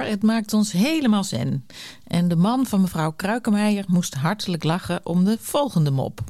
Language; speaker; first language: Dutch; native; Dutch